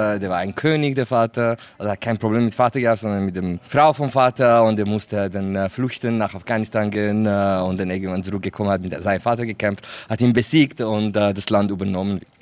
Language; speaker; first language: German; non-native, fluent; Kurdish